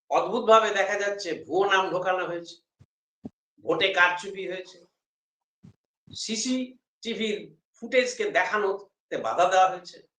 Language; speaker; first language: Bangla; native; Bangla